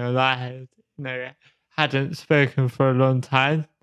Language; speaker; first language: English; native; English